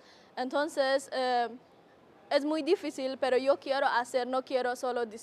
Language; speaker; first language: Spanish; non-native, learner; Persian